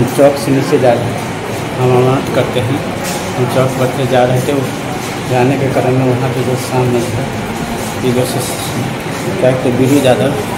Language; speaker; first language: Hindi; native; Hindi